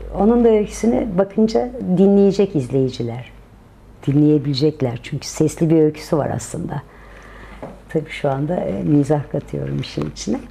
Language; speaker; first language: Turkish; native; Turkish